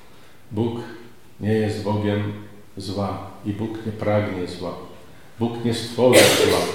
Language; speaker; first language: Polish; native; Polish